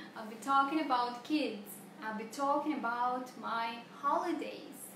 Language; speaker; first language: English; non-native, fluent; Russian